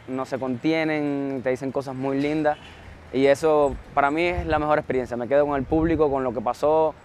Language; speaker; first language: Spanish; native; Spanish